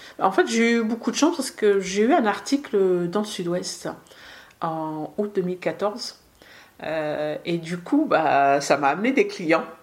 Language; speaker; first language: French; early bilingual, other home language; Arabic